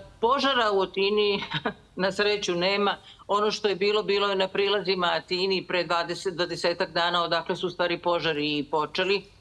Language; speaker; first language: Serbian; native; Serbian